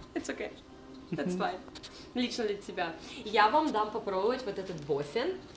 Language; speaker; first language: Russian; early bilingual, heritage; Russian